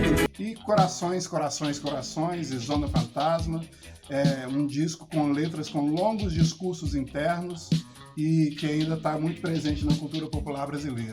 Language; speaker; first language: Portuguese; native; Portuguese